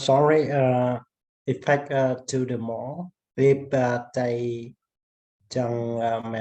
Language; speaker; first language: English; non-native, learner; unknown